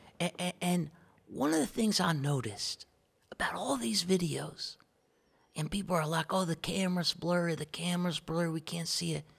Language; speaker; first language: English; native; English